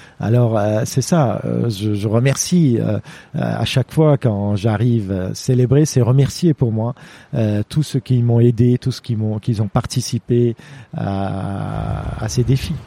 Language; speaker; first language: French; non-native, fluent; Armenian